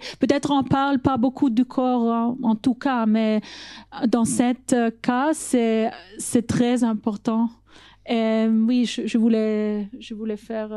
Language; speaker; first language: French; non-native, fluent; German